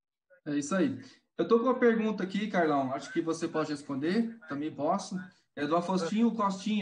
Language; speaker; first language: Portuguese; native; Portuguese